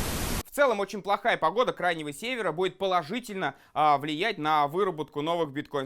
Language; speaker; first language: Russian; native; Russian